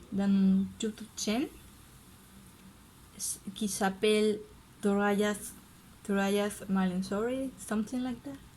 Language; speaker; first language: French; non-native, learner; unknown